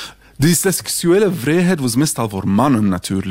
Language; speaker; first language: Dutch; non-native, fluent; Arabic